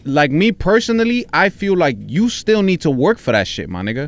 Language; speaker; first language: English; early bilingual, other home language; Spanish